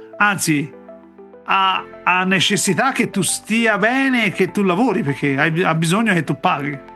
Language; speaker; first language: Italian; native; Italian